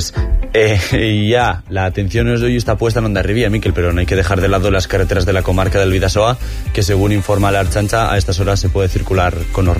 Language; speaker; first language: Spanish; native; Spanish